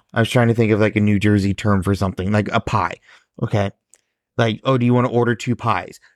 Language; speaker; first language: English; native; English